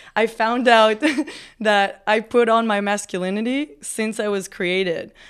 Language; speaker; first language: English; non-native, fluent; Hebrew